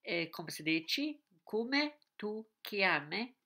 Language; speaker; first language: Italian; non-native, learner; English